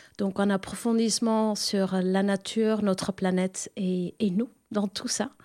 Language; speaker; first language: French; non-native, fluent; Spanish